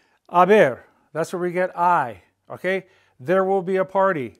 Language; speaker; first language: English; native; English